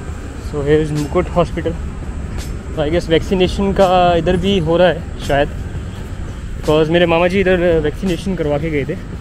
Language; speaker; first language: Hindi; native; Hindi